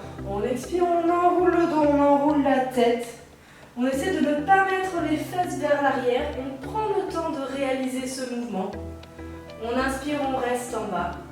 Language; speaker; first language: French; native; French